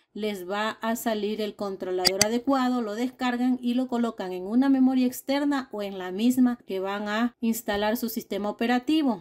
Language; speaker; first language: Spanish; native; Spanish